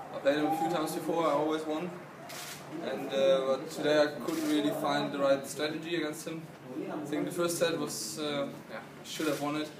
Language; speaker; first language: English; non-native, fluent; German